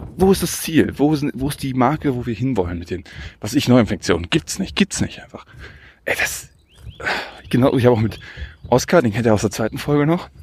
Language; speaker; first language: German; native; German